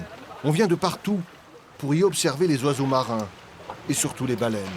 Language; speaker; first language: French; native; French